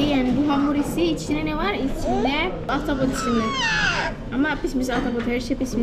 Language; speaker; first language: Turkish; non-native, learner; Indonesian